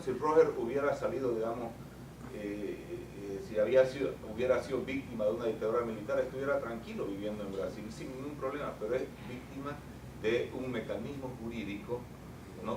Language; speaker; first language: Spanish; native; Spanish